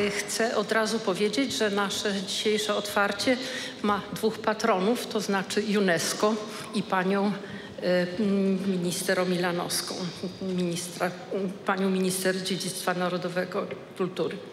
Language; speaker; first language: Polish; native; Polish